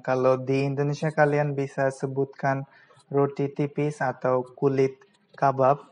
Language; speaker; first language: Indonesian; non-native, fluent; Bangla